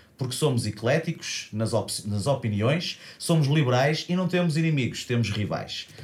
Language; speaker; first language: Portuguese; native; Portuguese